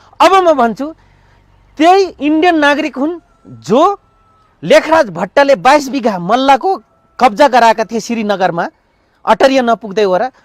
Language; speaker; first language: Nepali; non-native, local second language; Dangaura Tharu